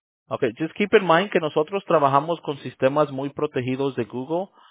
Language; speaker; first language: Spanish; early bilingual, heritage; Spanish